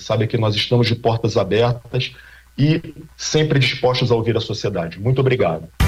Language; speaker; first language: Portuguese; native; Portuguese